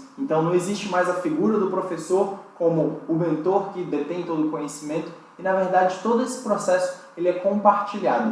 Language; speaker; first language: Portuguese; native; Portuguese